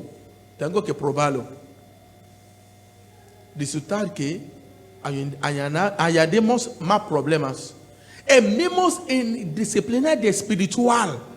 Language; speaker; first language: Spanish; non-native, learner; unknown